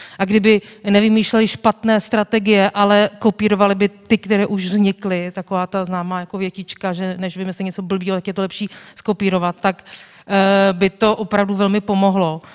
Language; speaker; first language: Czech; native; Czech